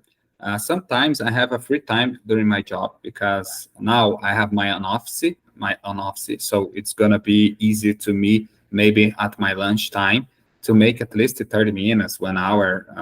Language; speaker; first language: English; non-native, fluent; Portuguese